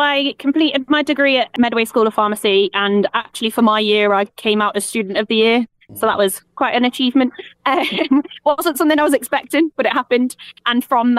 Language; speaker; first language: English; native; English